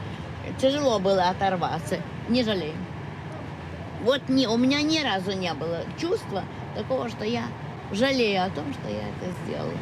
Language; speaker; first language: Russian; native; Russian